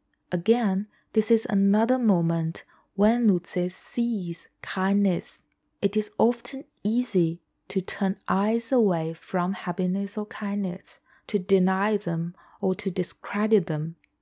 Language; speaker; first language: English; non-native, fluent; Chinese